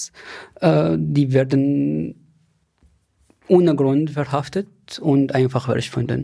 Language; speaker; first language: German; non-native, fluent; Arabic